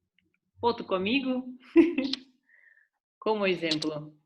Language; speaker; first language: Portuguese; non-native, fluent; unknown